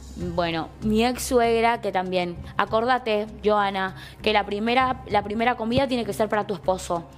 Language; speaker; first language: Spanish; native; Spanish